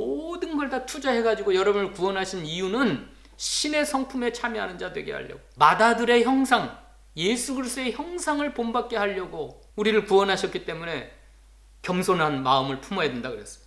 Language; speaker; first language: Korean; native; Korean